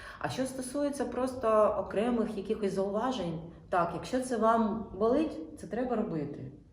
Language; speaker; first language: Ukrainian; non-native, local second language; Russian